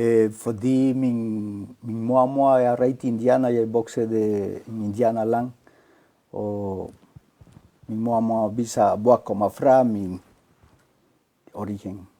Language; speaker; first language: Danish; non-native, learner; Spanish